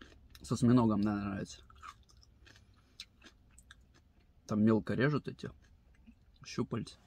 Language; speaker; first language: Russian; native; Russian